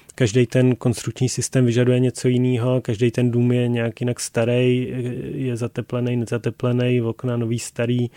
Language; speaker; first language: Czech; native; Czech